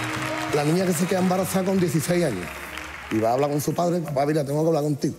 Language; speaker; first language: Spanish; native; Spanish